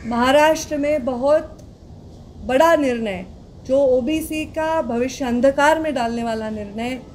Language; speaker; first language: Hindi; non-native, local second language; Marathi